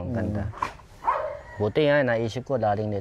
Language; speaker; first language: Filipino; non-native, learner; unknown